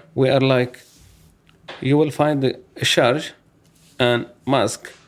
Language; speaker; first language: English; non-native, learner; Arabic